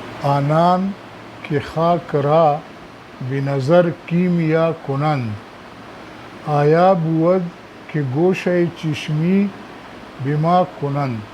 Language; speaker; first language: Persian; non-native, fluent; Urdu